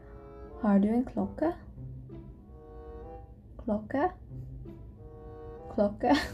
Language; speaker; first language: Norwegian; non-native, learner; German